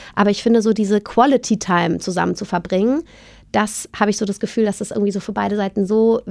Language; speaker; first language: German; native; German